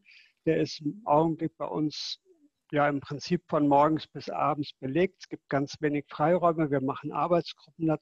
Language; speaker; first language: German; native; German